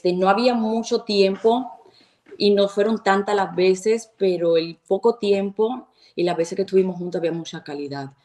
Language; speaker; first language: Spanish; native; Spanish